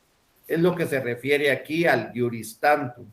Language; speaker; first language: Spanish; native; Spanish